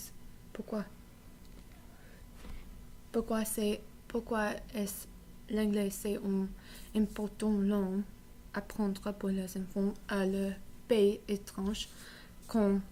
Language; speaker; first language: French; non-native, learner; English